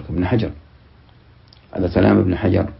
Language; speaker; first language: Arabic; native; Arabic